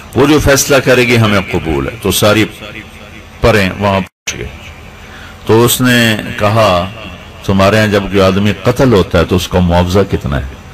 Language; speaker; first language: Urdu; non-native, local second language; Punjabi